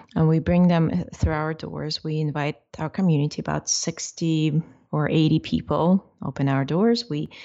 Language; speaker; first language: English; non-native, fluent; Russian